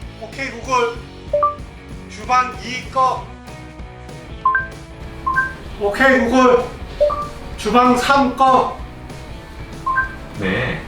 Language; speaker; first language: Korean; native; Korean